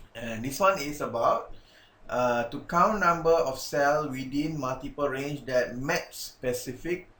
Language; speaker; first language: English; non-native, local second language; Malay